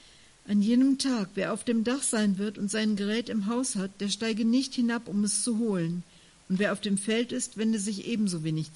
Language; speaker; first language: German; native; German